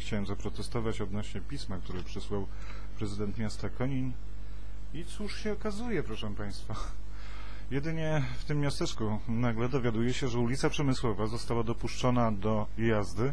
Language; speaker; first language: Polish; native; Polish